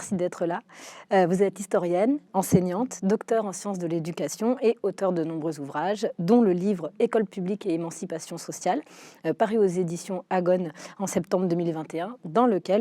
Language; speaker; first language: French; native; French